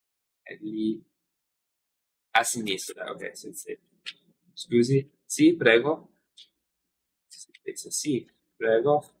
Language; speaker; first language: Italian; non-native, learner; English